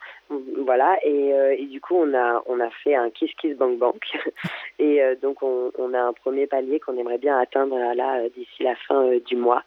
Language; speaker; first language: French; native; French